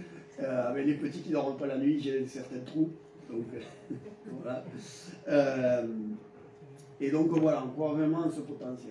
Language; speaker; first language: French; native; French